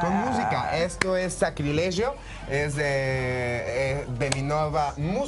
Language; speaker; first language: Portuguese; non-native, learner; Spanish